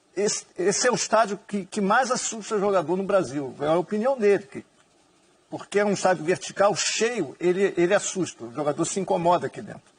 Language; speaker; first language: Portuguese; native; Portuguese